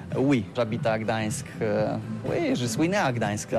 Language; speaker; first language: French; non-native, learner; Polish